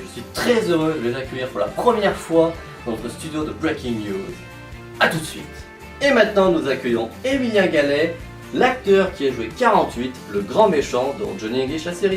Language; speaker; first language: French; native; French